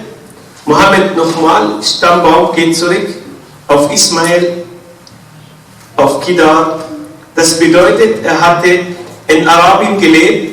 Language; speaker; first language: German; non-native, fluent; Arabic